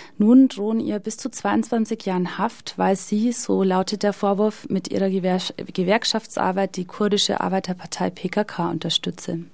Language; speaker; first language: German; native; German